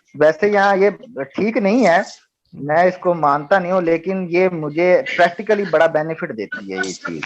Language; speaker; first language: Urdu; non-native, local second language; Punjabi